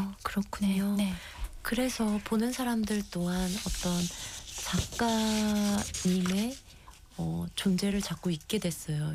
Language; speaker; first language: Korean; native; Korean